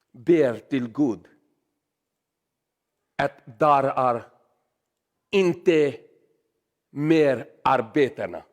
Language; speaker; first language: Swedish; non-native, learner; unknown